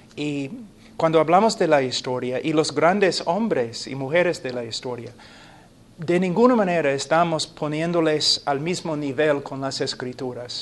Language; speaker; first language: Spanish; non-native, fluent; English